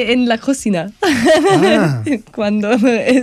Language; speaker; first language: Spanish; non-native, learner; English